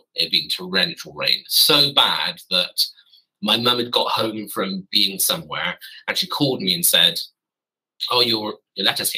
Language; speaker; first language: English; native; English